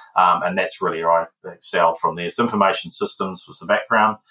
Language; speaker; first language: English; native; English